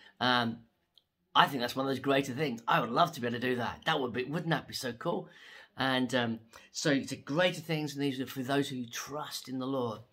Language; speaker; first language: English; native; English